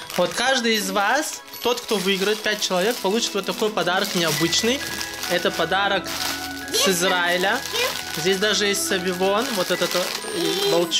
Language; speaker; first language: Russian; native; Russian